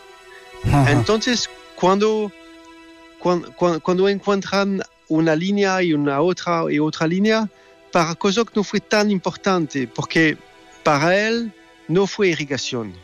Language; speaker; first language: Spanish; non-native, learner; French